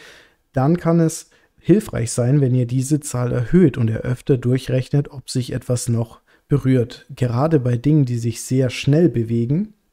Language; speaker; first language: German; native; German